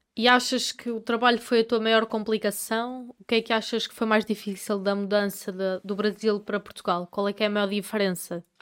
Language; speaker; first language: Portuguese; native; Portuguese